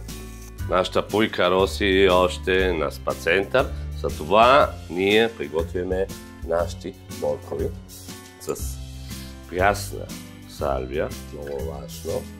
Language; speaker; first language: Bulgarian; non-native, fluent; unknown